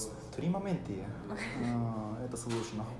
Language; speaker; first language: Russian; non-native, fluent; Japanese